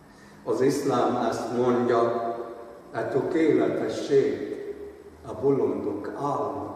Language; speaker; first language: Hungarian; non-native, fluent; Arabic